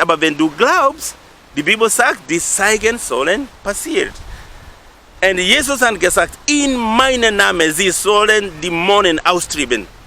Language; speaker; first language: German; non-native, learner; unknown